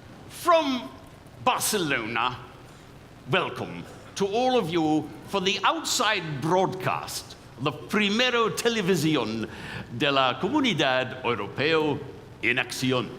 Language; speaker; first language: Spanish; non-native, fluent; English